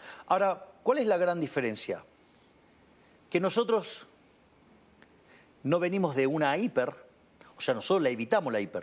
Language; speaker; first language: Spanish; native; Spanish